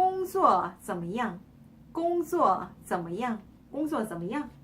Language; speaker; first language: Chinese; non-native, learner; Korean